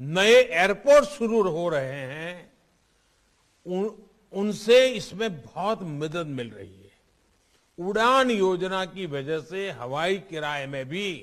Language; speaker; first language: Hindi; non-native, local second language; Gujarati